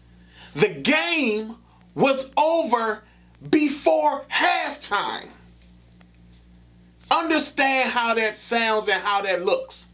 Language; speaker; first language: English; native; English